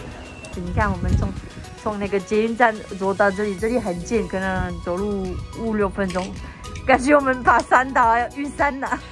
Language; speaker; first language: Chinese; non-native, fluent; French